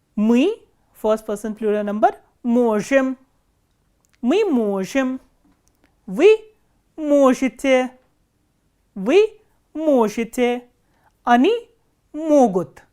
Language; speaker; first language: Russian; non-native, fluent; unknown